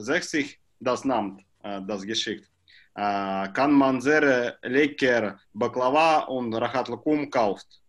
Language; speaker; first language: German; non-native, learner; Russian